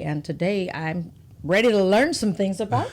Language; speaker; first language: English; native; English